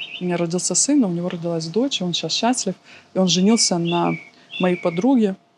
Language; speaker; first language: Russian; native; Russian